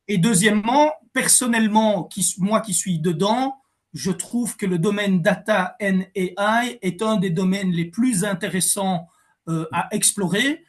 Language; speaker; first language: French; native; French